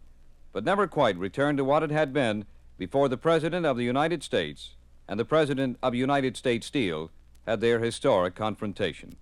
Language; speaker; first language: English; native; English